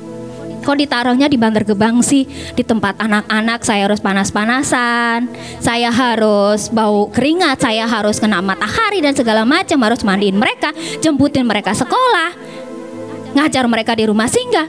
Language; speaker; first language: Indonesian; native; Indonesian